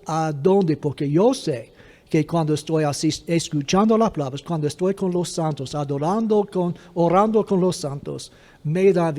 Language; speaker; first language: Spanish; non-native, fluent; English